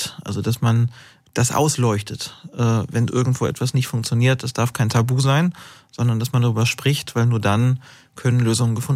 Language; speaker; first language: German; native; German